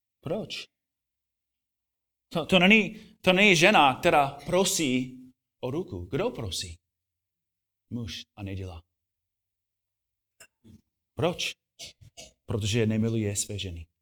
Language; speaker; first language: Czech; non-native, fluent; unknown